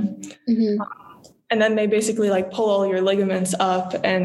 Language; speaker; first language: English; native; English